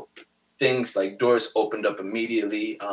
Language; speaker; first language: English; native; English